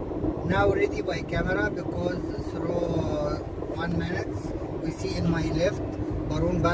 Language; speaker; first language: English; non-native, learner; Arabic